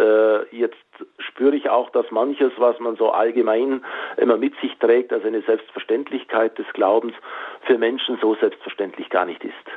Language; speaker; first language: German; native; German